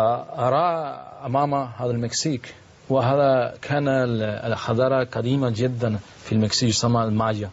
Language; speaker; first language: Arabic; non-native, learner; Spanish